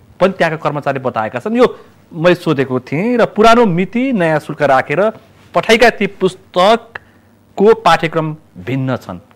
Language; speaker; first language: Nepali; native; Nepali